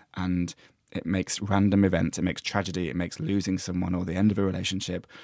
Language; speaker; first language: English; native; English